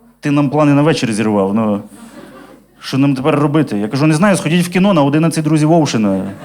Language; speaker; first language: Ukrainian; native; Ukrainian